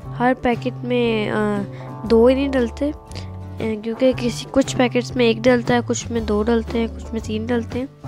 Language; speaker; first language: Urdu; native; Urdu